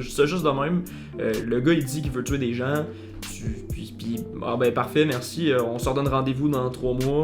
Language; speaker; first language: French; native; French